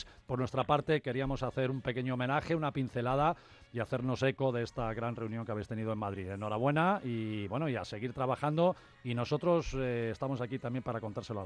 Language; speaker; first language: Spanish; native; Spanish